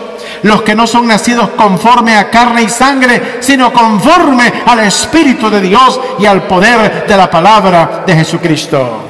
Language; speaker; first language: Spanish; native; Spanish